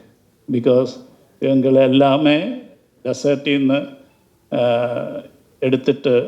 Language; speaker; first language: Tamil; non-native, learner; Malayalam